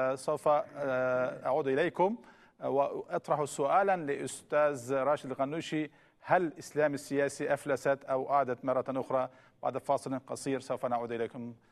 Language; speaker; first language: Arabic; non-native, fluent; Turkish